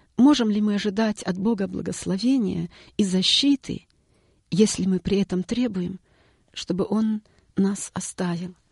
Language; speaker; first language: Russian; native; Russian